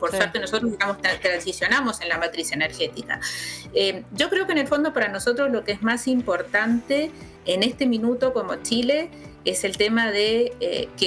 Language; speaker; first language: Spanish; native; Spanish